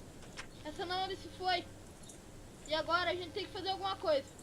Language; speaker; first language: Portuguese; native; Portuguese